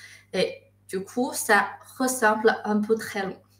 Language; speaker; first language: French; non-native, fluent; Chinese